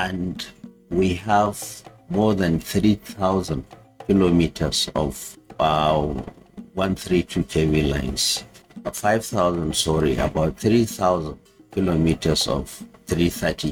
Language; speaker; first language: English; non-native, local second language; Hausa